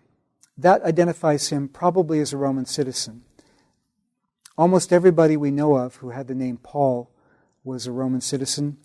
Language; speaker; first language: English; native; English